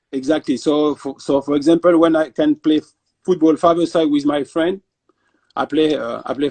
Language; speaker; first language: English; non-native, fluent; French